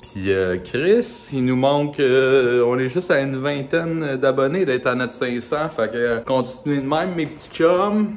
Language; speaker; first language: French; native; French